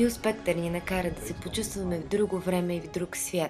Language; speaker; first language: Bulgarian; native; Bulgarian